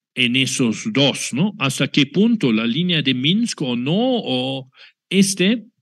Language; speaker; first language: Spanish; non-native, fluent; German